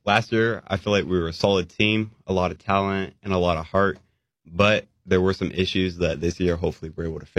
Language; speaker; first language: English; native; English